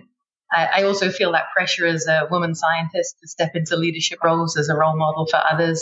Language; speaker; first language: English; native; English